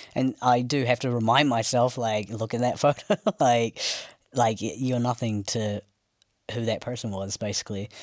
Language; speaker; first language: English; native; English